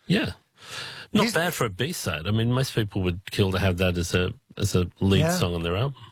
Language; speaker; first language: English; native; English